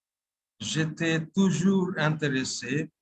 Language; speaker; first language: French; non-native, fluent; Bangla